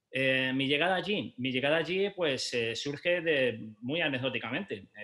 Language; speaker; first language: Spanish; native; Spanish